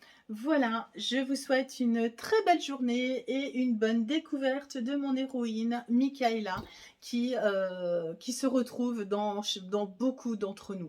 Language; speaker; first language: French; native; French